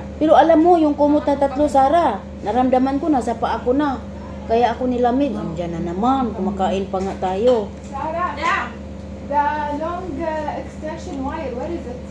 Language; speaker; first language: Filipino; non-native, local second language; Cebuano